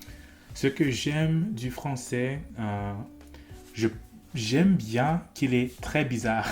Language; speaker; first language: French; non-native, fluent; English